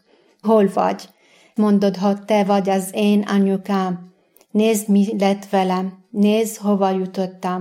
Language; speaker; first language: Hungarian; non-native, fluent; Arabic